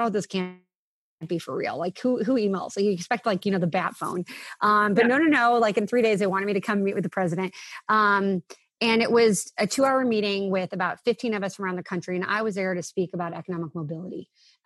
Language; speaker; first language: English; native; English